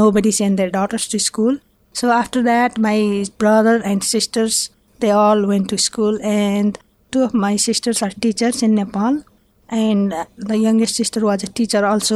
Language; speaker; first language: English; non-native, fluent; Nepali